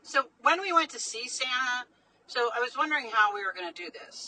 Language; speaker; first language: English; native; English